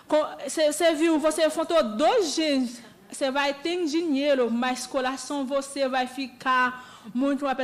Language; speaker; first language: Portuguese; non-native, learner; Haitian Creole